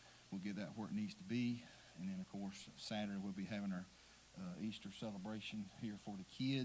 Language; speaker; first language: English; native; English